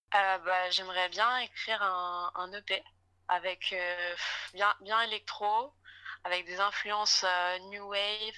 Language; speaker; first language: French; native; French